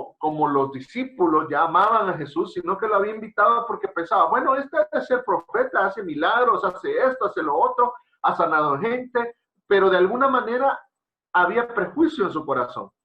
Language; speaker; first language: Spanish; native; Spanish